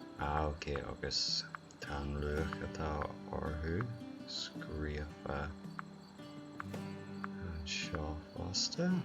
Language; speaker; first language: Irish; non-native, local second language; English